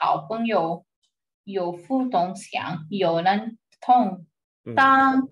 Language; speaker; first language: Chinese; non-native, learner; Malay